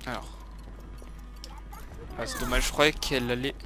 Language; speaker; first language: French; native; French